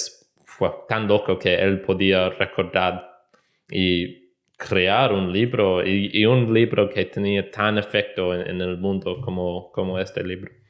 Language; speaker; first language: Spanish; non-native, learner; English